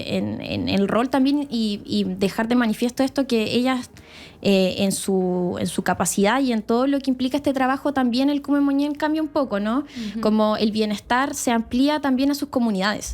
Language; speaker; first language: Spanish; native; Spanish